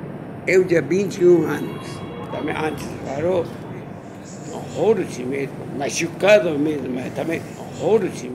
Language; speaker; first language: Portuguese; non-native, learner; Japanese